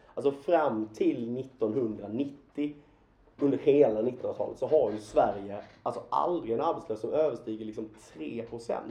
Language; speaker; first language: Swedish; native; Swedish